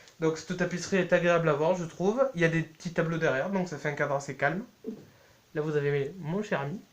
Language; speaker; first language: French; native; French